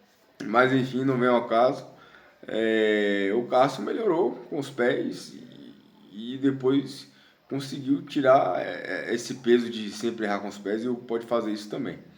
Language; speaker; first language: Portuguese; native; Portuguese